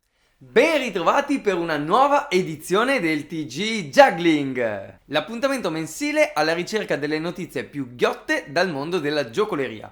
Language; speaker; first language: Italian; native; Italian